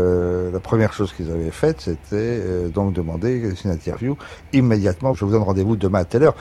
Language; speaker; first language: French; native; French